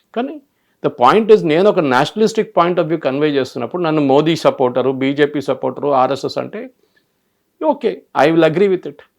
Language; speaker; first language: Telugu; early bilingual, other home language; Malayalam